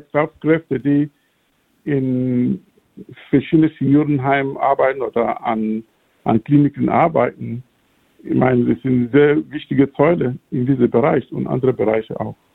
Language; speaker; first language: German; non-native, fluent; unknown